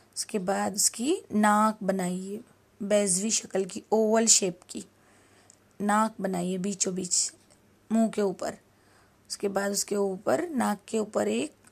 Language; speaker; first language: Hindi; native; Hindi